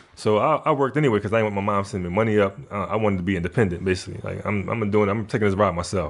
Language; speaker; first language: English; native; English